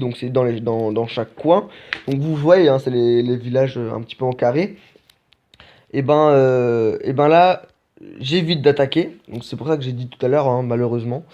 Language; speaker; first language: French; native; French